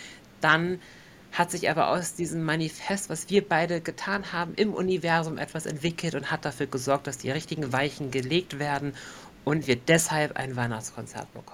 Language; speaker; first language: German; native; German